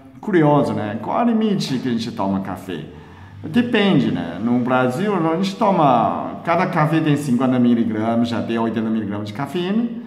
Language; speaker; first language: Portuguese; non-native, fluent; Chinese